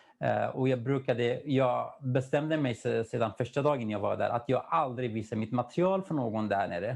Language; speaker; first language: Swedish; non-native, fluent; Kurdish